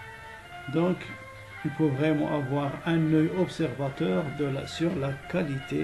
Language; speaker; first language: French; non-native, local second language; Arabic